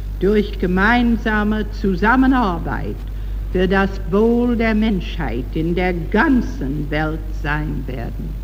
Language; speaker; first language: German; non-native, learner; English